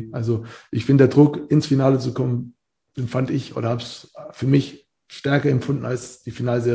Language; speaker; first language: German; native; German